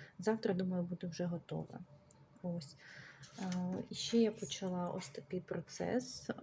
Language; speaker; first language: Ukrainian; native; Ukrainian